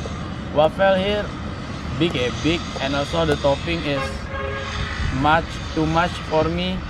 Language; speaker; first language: English; non-native, learner; Indonesian